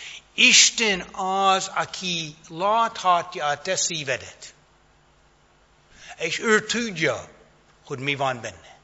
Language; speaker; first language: Hungarian; non-native, fluent; English